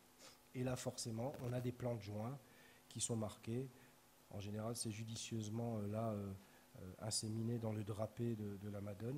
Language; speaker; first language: French; native; French